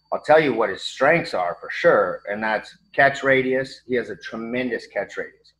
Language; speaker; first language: English; native; English